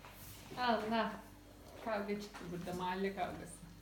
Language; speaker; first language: Turkish; native; Turkish